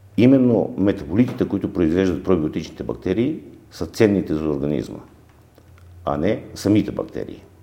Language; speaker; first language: Bulgarian; native; Bulgarian